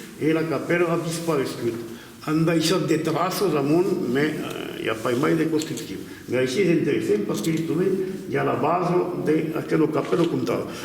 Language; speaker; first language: Occitan; native; Occitan